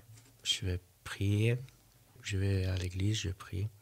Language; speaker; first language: French; non-native, learner; Armenian